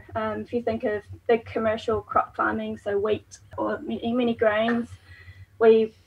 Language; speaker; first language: English; native; English